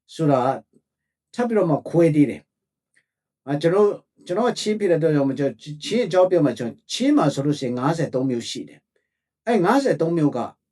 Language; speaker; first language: Burmese; non-native, local second language; Hakha Chin